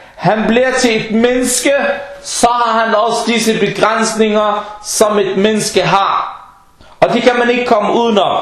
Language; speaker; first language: Danish; non-native, fluent; Arabic